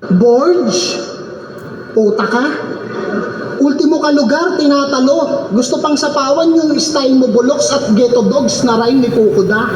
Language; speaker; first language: Filipino; non-native, local second language; Cebuano